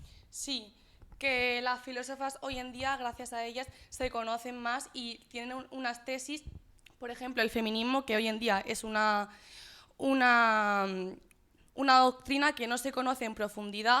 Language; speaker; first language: Spanish; native; Spanish